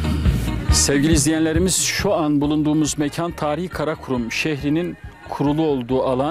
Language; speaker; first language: Turkish; native; Turkish